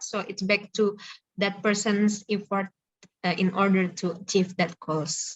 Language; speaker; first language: English; non-native, fluent; Indonesian